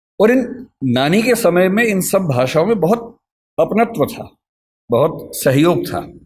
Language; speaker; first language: Hindi; native; Hindi